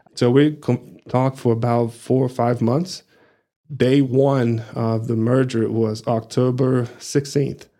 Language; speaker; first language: English; non-native, fluent; Portuguese